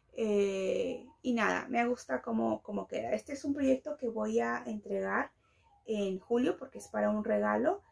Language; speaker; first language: Spanish; native; Spanish